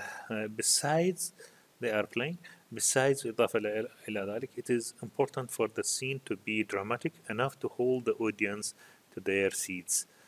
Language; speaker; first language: English; non-native, fluent; Arabic